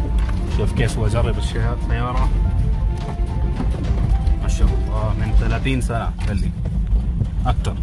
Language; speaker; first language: Arabic; non-native, learner; Urdu